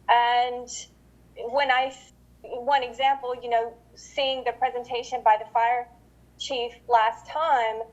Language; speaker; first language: English; native; English